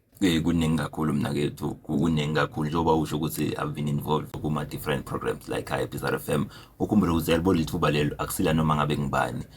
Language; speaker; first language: Zulu; native; Zulu